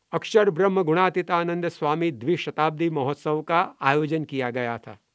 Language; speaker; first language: Hindi; non-native, local second language; Gujarati